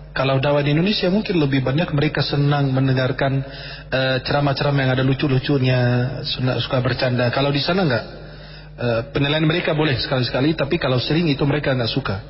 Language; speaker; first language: Indonesian; non-native, fluent; Arabic